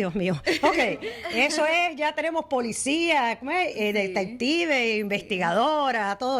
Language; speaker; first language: Spanish; native; Spanish